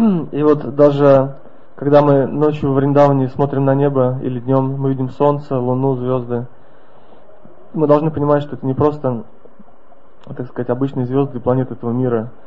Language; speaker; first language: Russian; native; Russian